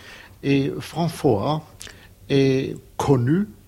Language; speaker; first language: French; non-native, fluent; German